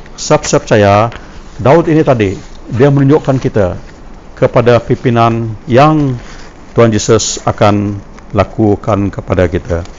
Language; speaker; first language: Malay; non-native, local second language; Iban